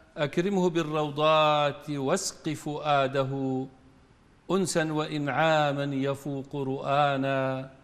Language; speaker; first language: Arabic; native; Arabic